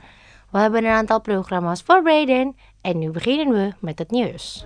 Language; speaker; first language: Dutch; non-native, fluent; Indonesian